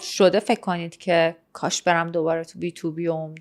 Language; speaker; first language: Persian; native; Persian